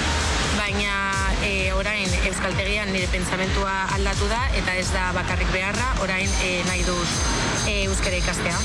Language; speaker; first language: Basque; non-native, local second language; Spanish